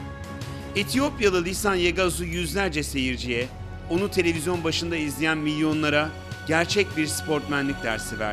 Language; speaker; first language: Turkish; native; Turkish